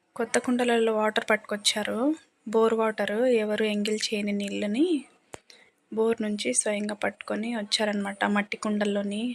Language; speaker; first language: Telugu; non-native, local second language; Lambadi